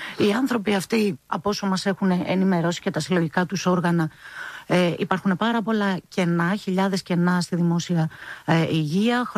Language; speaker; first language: Greek; native; Greek